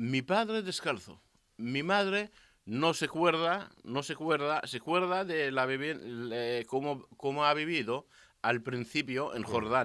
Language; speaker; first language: Spanish; non-native, learner; Arabic